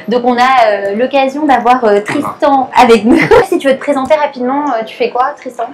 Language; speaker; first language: French; native; French